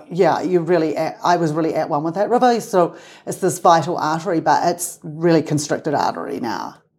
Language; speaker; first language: English; native; English